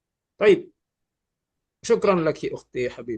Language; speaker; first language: Arabic; non-native, fluent; Malay